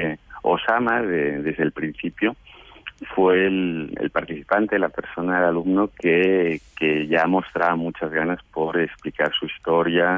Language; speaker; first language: Spanish; native; Spanish